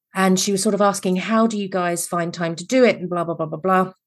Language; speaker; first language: English; native; English